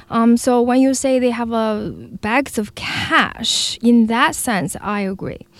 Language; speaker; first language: English; non-native, fluent; Chinese